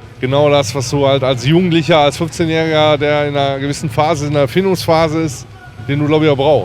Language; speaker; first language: German; native; German